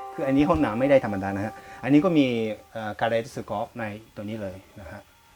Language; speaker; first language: Thai; non-native, fluent; Japanese